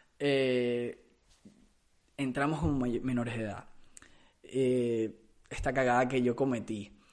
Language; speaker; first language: Spanish; native; Spanish